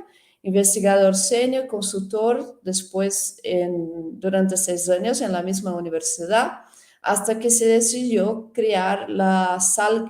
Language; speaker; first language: Spanish; non-native, fluent; Portuguese